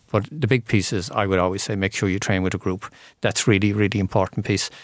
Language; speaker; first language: English; native; English